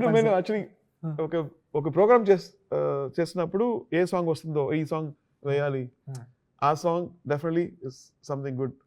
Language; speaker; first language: Telugu; non-native, learner; Tamil